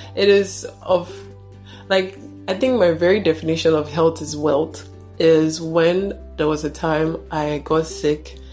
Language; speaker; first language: English; non-native, local second language; Yoruba